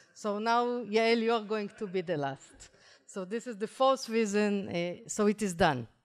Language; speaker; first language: English; non-native, fluent; Hebrew